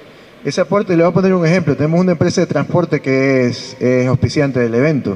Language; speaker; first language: Spanish; native; Spanish